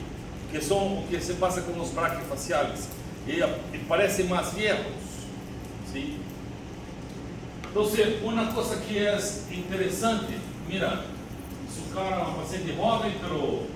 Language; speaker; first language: Spanish; non-native, learner; Portuguese